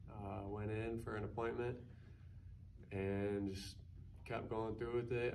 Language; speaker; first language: English; native; English